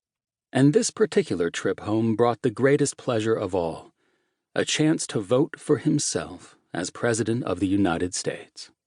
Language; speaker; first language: English; native; English